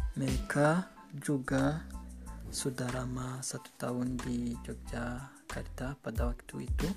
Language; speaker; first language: Indonesian; non-native, learner; Kinyarwanda